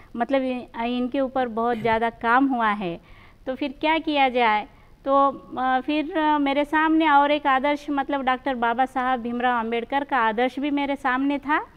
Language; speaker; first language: Hindi; non-native, local second language; Marathi